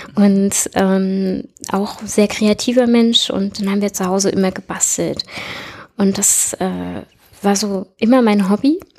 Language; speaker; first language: German; native; German